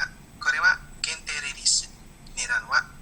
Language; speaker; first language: Japanese; non-native, learner; Indonesian